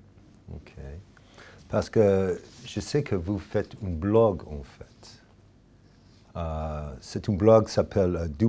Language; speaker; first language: French; non-native, fluent; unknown